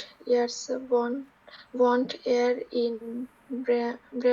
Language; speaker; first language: German; non-native, learner; Bangla